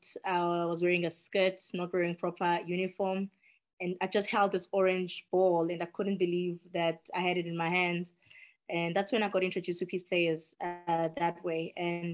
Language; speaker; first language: English; non-native, local second language; Xhosa